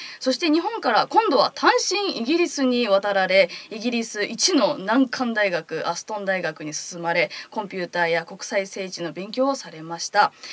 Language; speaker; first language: Japanese; native; Japanese